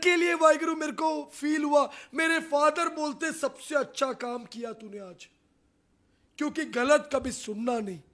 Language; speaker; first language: Hindi; non-native, local second language; Punjabi